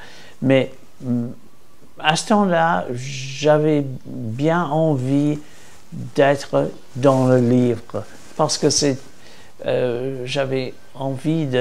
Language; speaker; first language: French; non-native, fluent; English